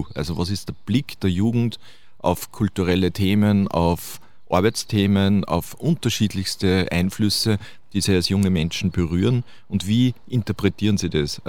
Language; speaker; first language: German; native; German